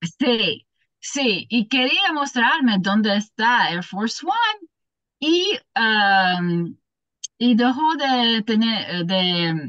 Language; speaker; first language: Spanish; non-native, learner; English